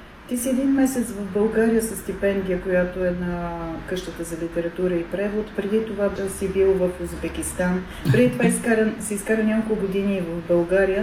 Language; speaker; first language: Bulgarian; native; Bulgarian